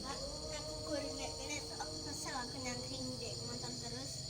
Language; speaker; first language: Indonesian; non-native, local second language; Javanese